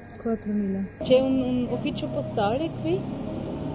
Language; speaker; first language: Italian; non-native, learner; German